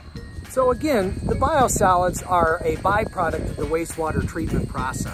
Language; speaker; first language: English; native; English